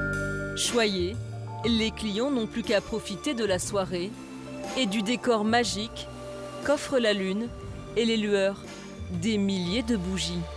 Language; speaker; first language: French; native; French